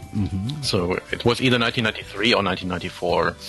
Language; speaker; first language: English; non-native, fluent; German